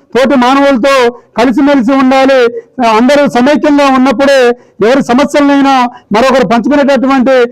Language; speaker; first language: Telugu; non-native, local second language; Lambadi